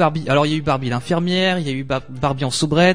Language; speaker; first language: French; native; French